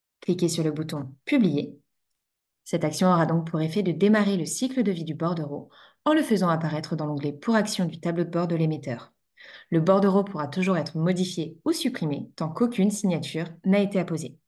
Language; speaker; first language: French; native; French